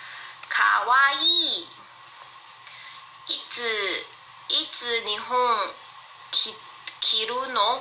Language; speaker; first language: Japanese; non-native, learner; Chinese